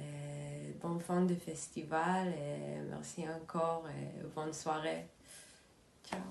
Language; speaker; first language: French; non-native, fluent; Hebrew